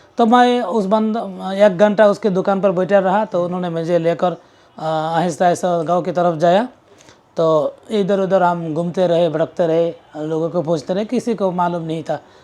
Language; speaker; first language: Urdu; non-native, fluent; Bangla